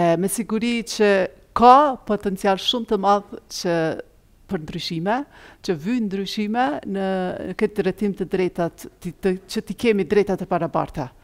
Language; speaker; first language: Albanian; early bilingual, heritage; Albanian